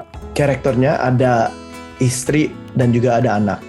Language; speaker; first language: Indonesian; early bilingual, heritage; Indonesian